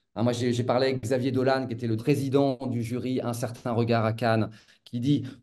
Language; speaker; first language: French; native; French